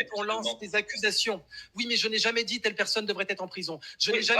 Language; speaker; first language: French; native; French